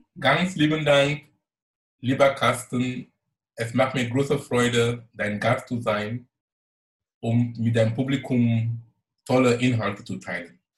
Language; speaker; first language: German; non-native, fluent; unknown